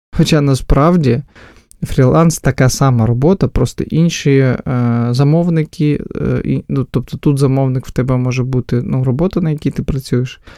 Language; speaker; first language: Ukrainian; non-native, local second language; Russian